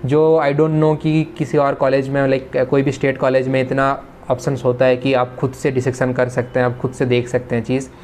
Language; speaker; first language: Hindi; non-native, local second language; Bangla